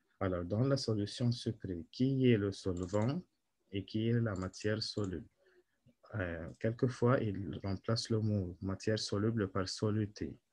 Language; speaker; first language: French; non-native, local second language; Arabic